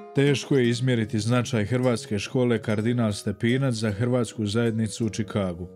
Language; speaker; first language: Croatian; native; Croatian